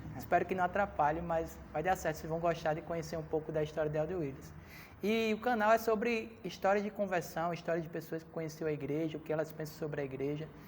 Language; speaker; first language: Portuguese; native; Portuguese